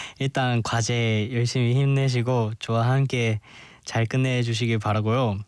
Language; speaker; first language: Korean; non-native, fluent; Japanese